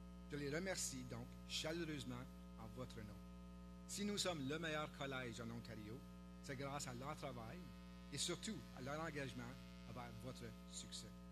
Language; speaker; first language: French; native; French